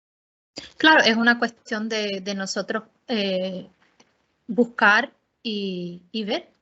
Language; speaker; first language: Spanish; non-native, fluent; Portuguese